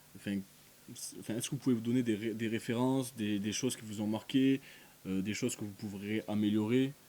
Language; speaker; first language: French; native; French